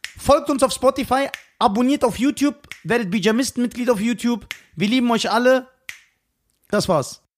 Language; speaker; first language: German; early bilingual, other home language; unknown